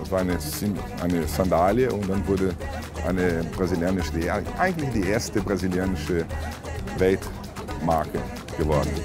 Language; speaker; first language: German; non-native, fluent; Portuguese